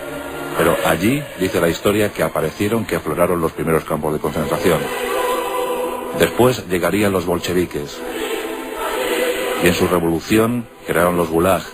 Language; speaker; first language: Spanish; native; Spanish